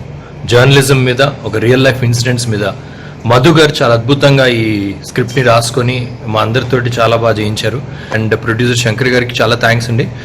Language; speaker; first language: Telugu; native; Telugu